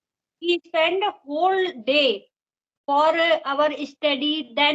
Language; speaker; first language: English; non-native, learner; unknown